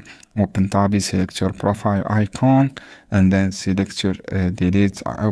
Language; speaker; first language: English; non-native, fluent; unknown